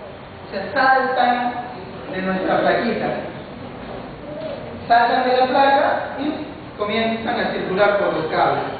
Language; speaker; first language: Spanish; native; Spanish